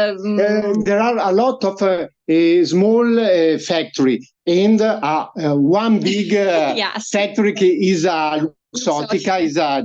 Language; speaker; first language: English; non-native, learner; Italian